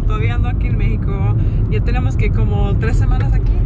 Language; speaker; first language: Spanish; early bilingual, heritage; Spanish